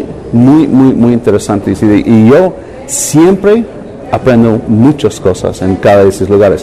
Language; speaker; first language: Spanish; non-native, learner; English